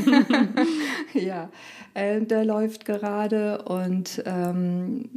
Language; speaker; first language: German; early bilingual, other home language; Romanian